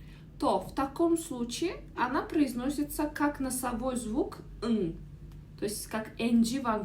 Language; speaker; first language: Russian; non-native, fluent; Azerbaijani